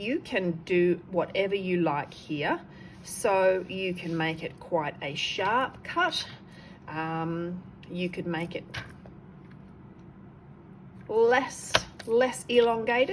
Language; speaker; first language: English; native; English